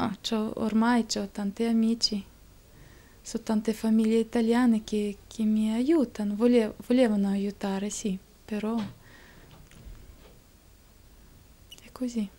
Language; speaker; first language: Italian; non-native, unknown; Ukrainian